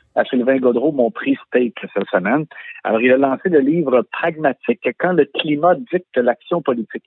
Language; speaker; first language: French; native; French